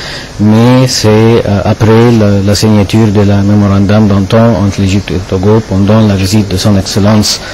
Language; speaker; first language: French; non-native, fluent; Arabic